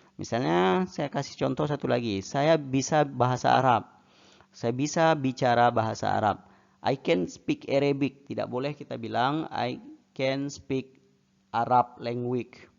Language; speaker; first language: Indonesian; non-native, local second language; Achinese